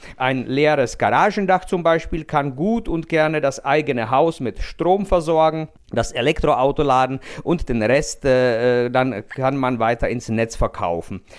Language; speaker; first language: German; non-native, fluent; Czech